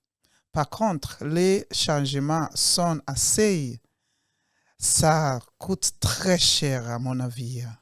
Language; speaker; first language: French; non-native, learner; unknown